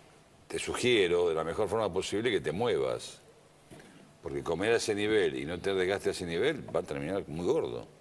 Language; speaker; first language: Spanish; native; Spanish